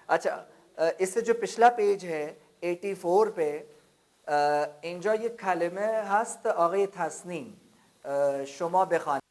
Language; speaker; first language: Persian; non-native, fluent; Urdu